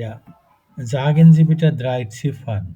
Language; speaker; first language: German; non-native, fluent; Bangla